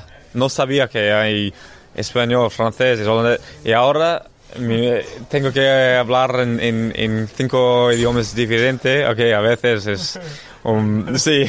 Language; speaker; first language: Spanish; non-native, learner; English